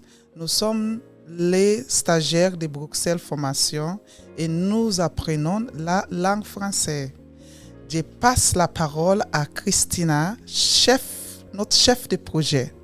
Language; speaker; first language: French; non-native, learner; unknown